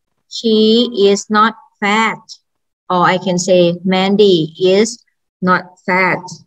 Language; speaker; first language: English; non-native, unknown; Thai